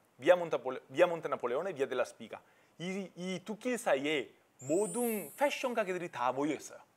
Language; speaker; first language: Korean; non-native, fluent; Italian